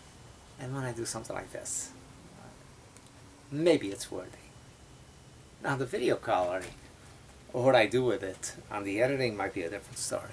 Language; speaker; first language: English; native; English